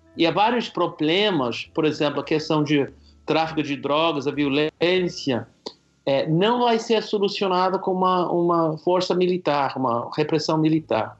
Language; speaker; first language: Portuguese; non-native, fluent; English